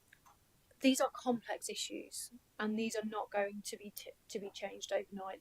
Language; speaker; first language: English; native; English